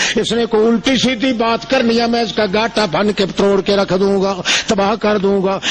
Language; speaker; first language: Urdu; non-native, local second language; Saraiki